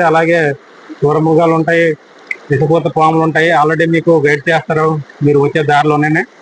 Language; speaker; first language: Telugu; non-native, local second language; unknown